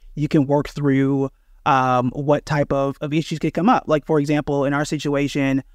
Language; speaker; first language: English; native; English